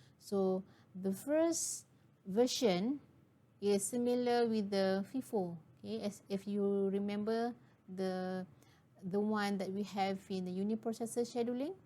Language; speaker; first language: English; non-native, local second language; Malay